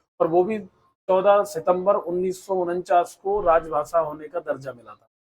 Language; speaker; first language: Hindi; native; Hindi